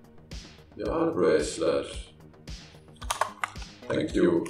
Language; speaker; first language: English; non-native, learner; German